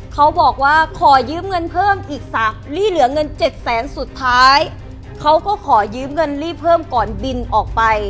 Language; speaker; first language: Thai; non-native, fluent; Vietnamese